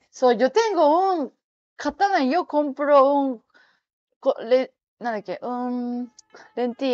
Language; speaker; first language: Spanish; non-native, learner; Japanese